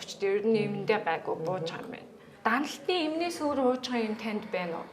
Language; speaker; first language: Mongolian; native; Mongolian